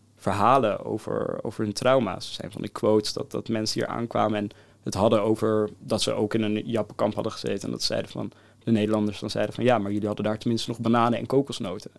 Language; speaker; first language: Dutch; native; Dutch